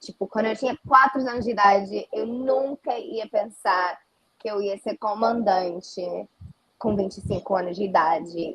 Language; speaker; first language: Portuguese; early bilingual, heritage; Portuguese